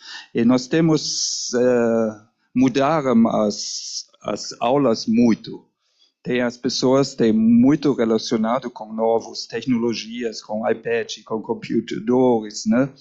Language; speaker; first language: Portuguese; non-native, learner; German